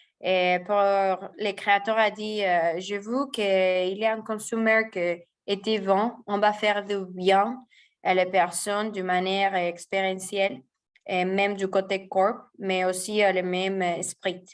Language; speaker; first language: French; non-native, fluent; Spanish